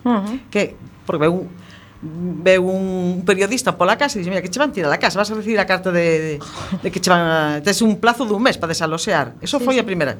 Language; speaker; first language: Galician; native; Galician